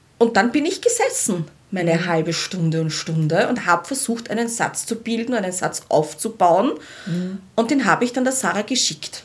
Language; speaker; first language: German; native; German